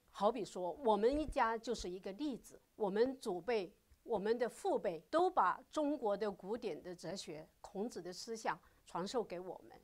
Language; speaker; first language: Chinese; non-native, fluent; Japanese